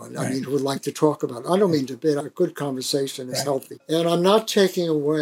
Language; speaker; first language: English; native; English